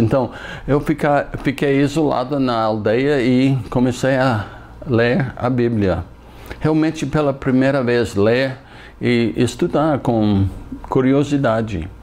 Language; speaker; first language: Portuguese; non-native, fluent; English